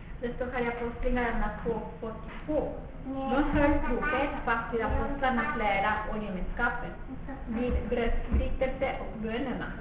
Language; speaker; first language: Swedish; non-native, fluent; Spanish